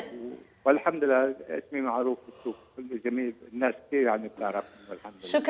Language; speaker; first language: Arabic; native; Arabic